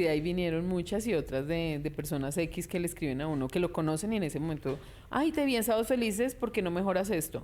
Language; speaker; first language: Spanish; native; Spanish